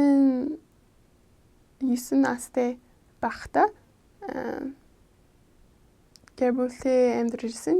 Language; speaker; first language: Mongolian; non-native, fluent; English